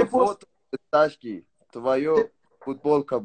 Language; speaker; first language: Russian; non-native, learner; Persian